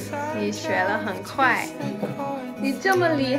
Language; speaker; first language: Chinese; non-native, learner; English